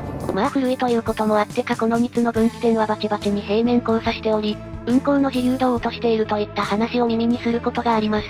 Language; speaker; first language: Japanese; native; Japanese